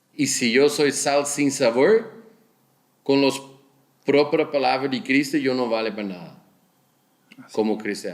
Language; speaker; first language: Spanish; non-native, fluent; Portuguese